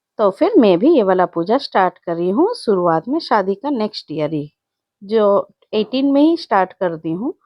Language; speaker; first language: Hindi; non-native, local second language; Telugu